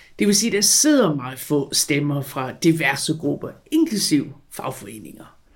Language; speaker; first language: Danish; non-native, fluent; English